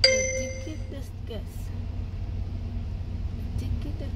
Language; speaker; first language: French; non-native, learner; Vietnamese